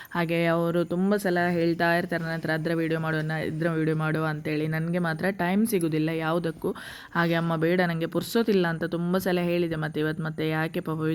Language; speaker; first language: Kannada; native; Kannada